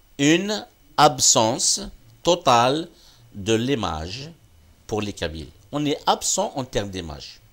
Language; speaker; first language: French; non-native, local second language; Kabyle